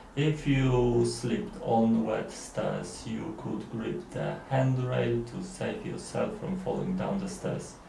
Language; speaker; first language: English; non-native, learner; Polish